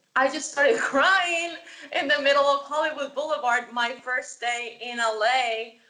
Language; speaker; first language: English; non-native, fluent; Spanish